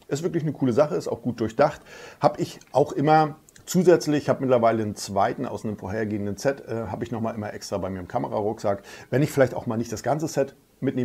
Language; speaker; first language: German; native; German